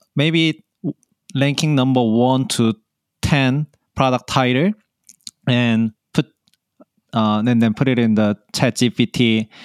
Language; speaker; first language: English; non-native, learner; Korean